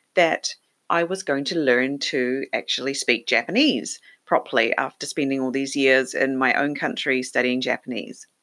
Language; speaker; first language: English; native; English